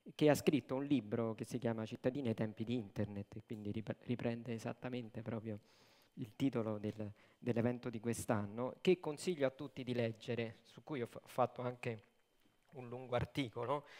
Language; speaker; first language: Italian; native; Italian